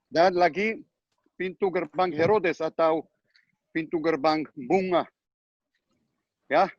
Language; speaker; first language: Indonesian; non-native, learner; Hebrew